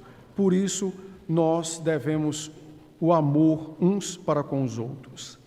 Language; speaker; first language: Portuguese; native; Portuguese